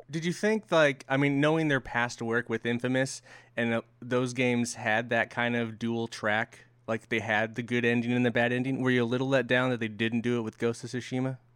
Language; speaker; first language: English; native; English